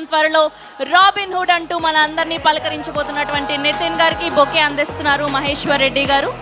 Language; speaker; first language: Telugu; native; Telugu